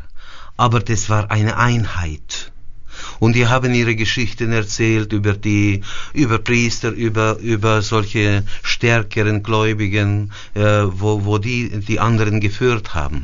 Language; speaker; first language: German; early bilingual, heritage; German